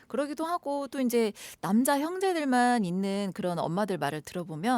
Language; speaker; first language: Korean; native; Korean